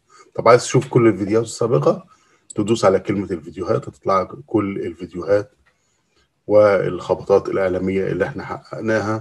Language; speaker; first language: Arabic; native; Arabic